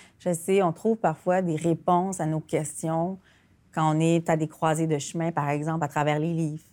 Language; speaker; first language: French; native; French